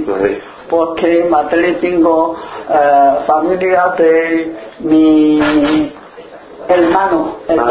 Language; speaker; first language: Spanish; non-native, learner; Chinese